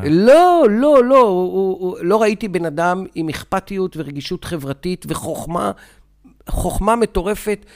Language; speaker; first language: Hebrew; native; Hebrew